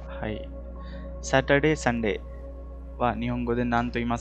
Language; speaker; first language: Japanese; non-native, fluent; Hindi